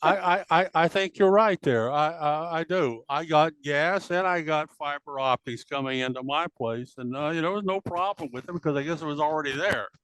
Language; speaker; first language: English; native; English